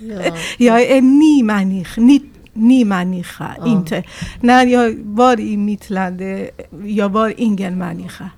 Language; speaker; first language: Swedish; non-native, learner; Persian